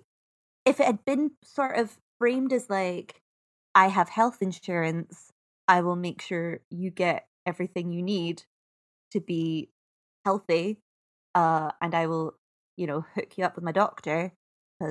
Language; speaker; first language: English; native; English